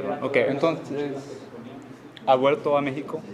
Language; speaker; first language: Spanish; non-native, learner; English